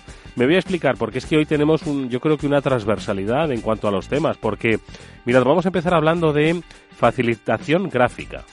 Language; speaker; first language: Spanish; native; Spanish